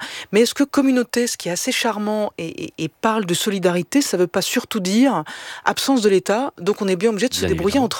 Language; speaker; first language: French; native; French